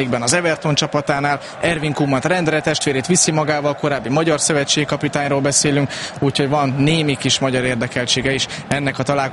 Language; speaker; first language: Hungarian; native; Hungarian